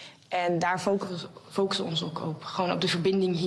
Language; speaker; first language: Dutch; native; Dutch